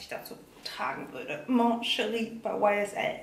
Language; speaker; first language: German; native; German